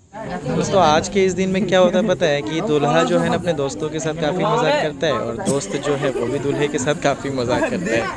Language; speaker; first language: Hindi; non-native, local second language; Bangla